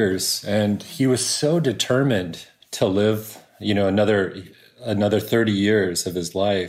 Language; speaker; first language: English; native; English